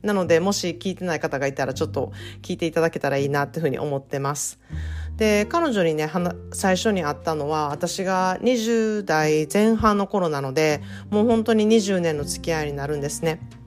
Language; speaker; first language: Japanese; native; Japanese